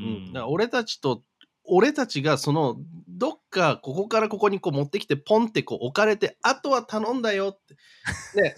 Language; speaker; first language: Japanese; native; Japanese